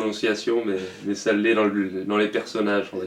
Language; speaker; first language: French; native; French